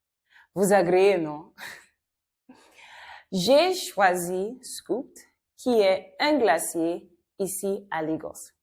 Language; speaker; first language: French; non-native, fluent; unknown